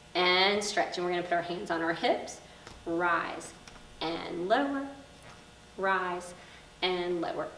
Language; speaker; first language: English; native; English